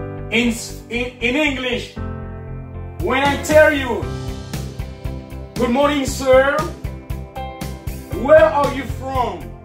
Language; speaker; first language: English; non-native, fluent; Haitian Creole